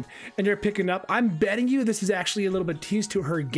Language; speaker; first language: English; native; English